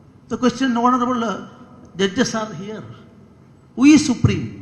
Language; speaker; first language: English; non-native, local second language; Malayalam